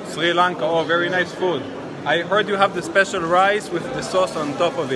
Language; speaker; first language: English; non-native, learner; Hebrew